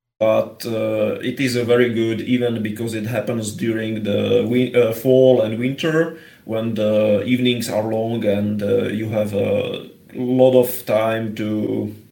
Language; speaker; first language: English; non-native, fluent; Slovak